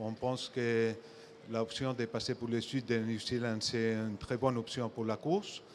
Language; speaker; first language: French; non-native, fluent; Spanish